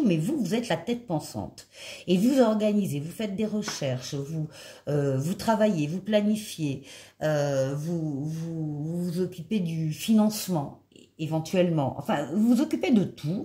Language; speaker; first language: French; native; French